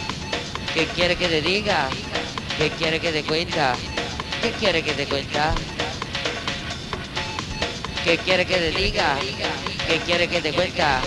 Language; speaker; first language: Spanish; non-native, learner; Italian